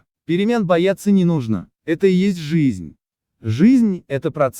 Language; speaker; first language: Russian; native; Russian